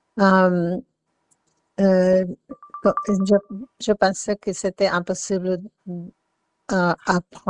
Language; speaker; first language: French; non-native, learner; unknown